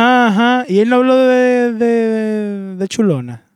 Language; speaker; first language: Spanish; native; Spanish